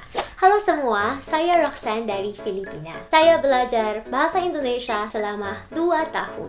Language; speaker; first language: Indonesian; non-native, learner; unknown